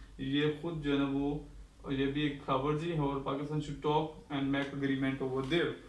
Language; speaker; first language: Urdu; non-native, local second language; Sindhi